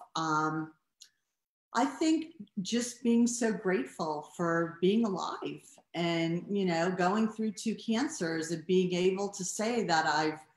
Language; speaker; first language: English; native; English